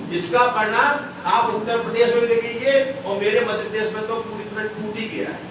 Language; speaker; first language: Hindi; native; Hindi